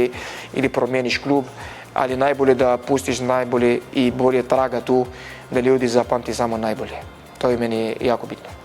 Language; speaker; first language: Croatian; non-native, learner; Arabic